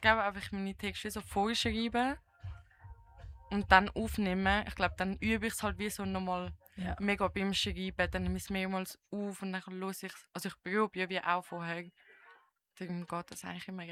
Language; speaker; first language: German; native; German